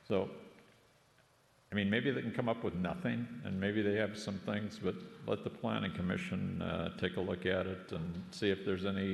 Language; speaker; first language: English; native; English